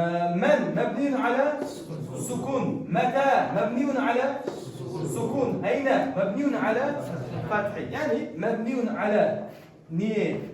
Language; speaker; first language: Arabic; non-native, fluent; Kazakh